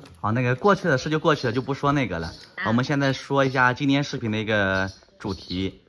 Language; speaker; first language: Chinese; native; Chinese